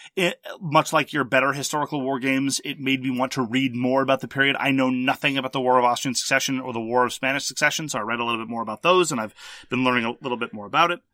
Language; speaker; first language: English; early bilingual, other home language; French